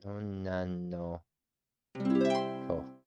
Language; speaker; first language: Japanese; non-native, learner; English